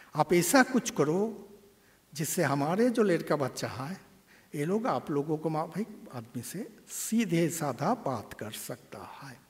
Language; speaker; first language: Hindi; non-native, local second language; Bangla